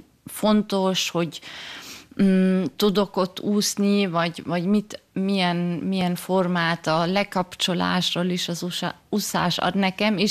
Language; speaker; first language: Hungarian; early bilingual, heritage; Hungarian